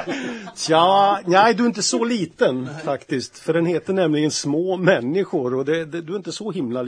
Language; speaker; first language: Swedish; native; Swedish